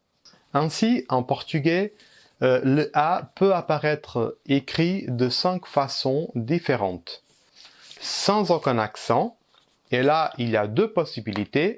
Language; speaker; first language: French; early bilingual, heritage; Portuguese